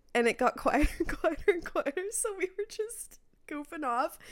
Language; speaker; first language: English; native; English